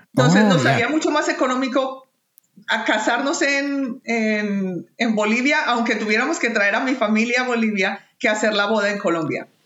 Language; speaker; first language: Spanish; native; Spanish